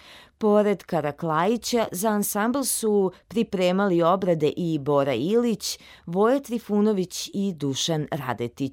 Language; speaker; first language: Serbian; native; Serbian